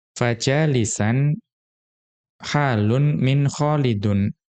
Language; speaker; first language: Arabic; non-native, fluent; Indonesian